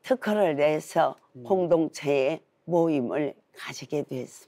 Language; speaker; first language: Korean; native; Korean